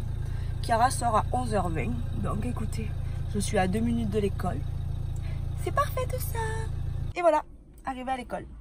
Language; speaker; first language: French; native; French